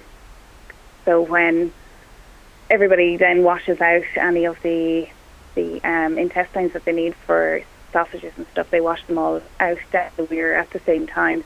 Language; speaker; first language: English; non-native, local second language; Irish